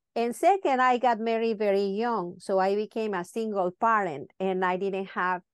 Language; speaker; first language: English; non-native, fluent; Spanish